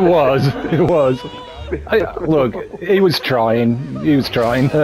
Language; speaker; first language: English; native; English